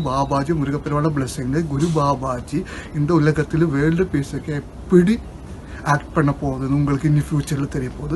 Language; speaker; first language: Tamil; non-native, learner; Malayalam